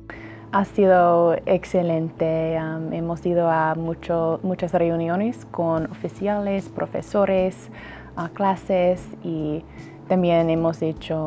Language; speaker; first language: Spanish; non-native, fluent; English